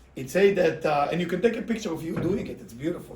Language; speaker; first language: English; non-native, fluent; Hebrew